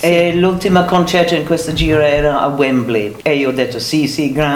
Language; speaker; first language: Italian; non-native, learner; English